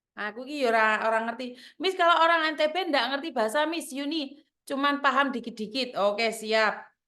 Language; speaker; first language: Indonesian; non-native, local second language; Javanese